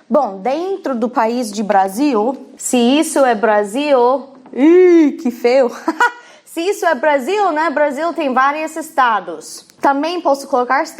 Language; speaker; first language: Portuguese; non-native, fluent; English